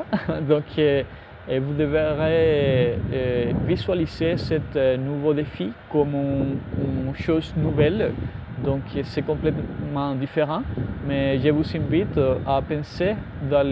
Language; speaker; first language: French; non-native, fluent; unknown